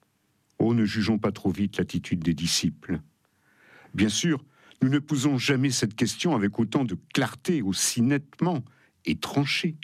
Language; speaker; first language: French; native; French